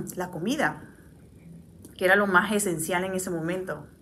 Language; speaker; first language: Spanish; native; Spanish